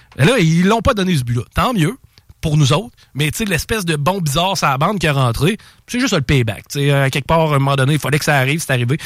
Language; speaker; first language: French; non-native, local second language; English